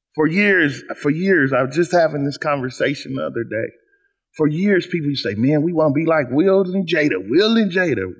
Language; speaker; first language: English; native; English